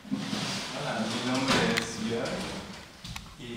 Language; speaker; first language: Spanish; non-native, learner; German